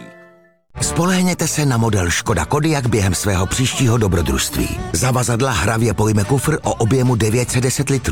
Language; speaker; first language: Czech; native; Czech